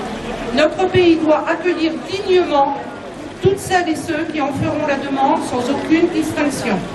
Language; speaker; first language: French; native; French